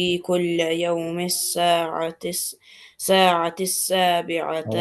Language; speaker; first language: Arabic; non-native, learner; Albanian